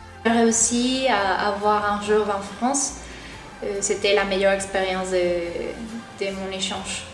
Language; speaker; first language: French; non-native, learner; Spanish